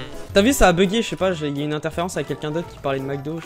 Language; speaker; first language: French; native; French